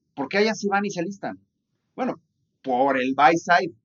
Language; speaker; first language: Spanish; native; Spanish